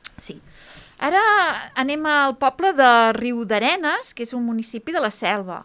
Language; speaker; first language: Catalan; native; Catalan